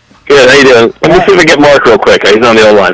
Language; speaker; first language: English; native; English